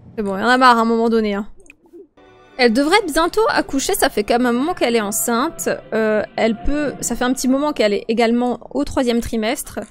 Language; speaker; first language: French; native; French